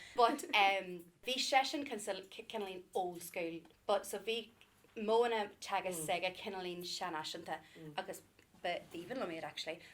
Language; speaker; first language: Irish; non-native, local second language; English